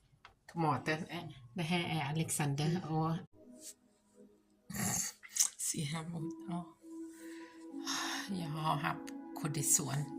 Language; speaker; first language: Swedish; non-native, learner; Thai